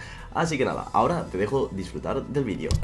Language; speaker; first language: Spanish; native; Spanish